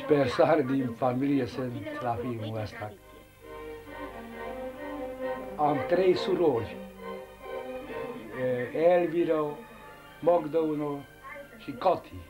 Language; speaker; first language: Romanian; non-native, local second language; Hungarian